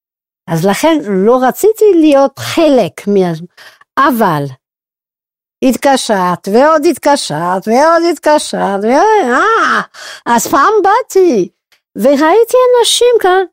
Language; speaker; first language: Hebrew; non-native, fluent; French